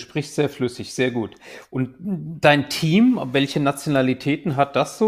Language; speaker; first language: German; native; German